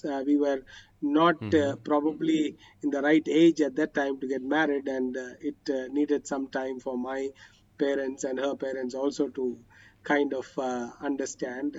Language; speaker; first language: English; non-native, local second language; Malayalam